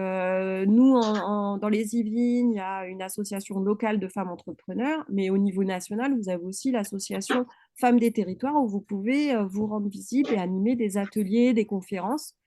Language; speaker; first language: French; native; French